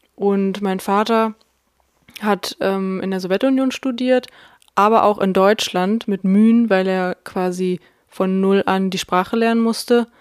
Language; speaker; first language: German; early bilingual, other home language; Russian